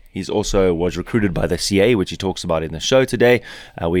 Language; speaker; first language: English; native; English